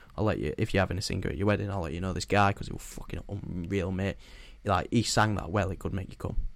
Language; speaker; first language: English; native; English